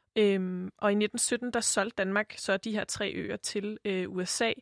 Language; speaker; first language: Danish; native; Danish